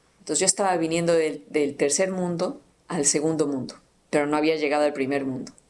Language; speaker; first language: Spanish; native; Spanish